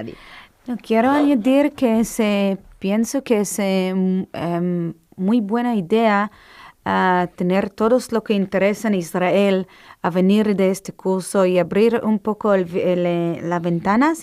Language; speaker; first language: Spanish; non-native, fluent; Hebrew